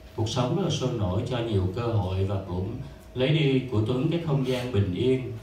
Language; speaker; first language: Vietnamese; native; Vietnamese